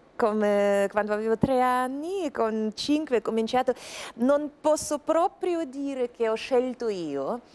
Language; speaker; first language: Italian; non-native, fluent; Russian